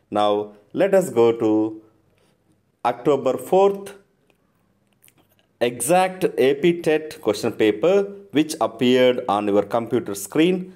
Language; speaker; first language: English; non-native, local second language; Telugu